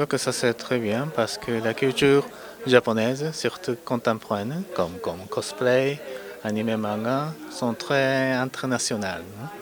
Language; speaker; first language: French; non-native, fluent; Japanese